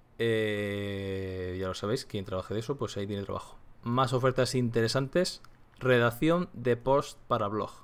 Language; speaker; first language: Spanish; native; Spanish